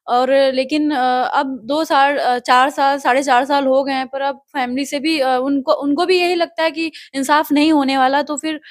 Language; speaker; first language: Hindi; native; Hindi